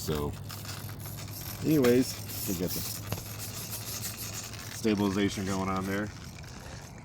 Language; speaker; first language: English; native; English